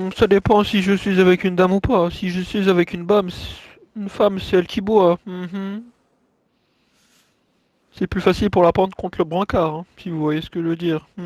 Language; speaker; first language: French; native; French